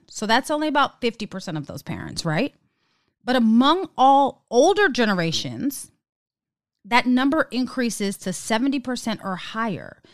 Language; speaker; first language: English; native; English